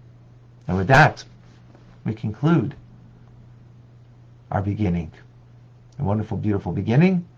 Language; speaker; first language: English; native; English